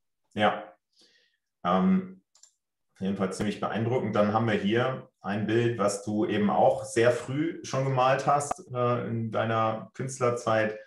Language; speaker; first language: German; native; German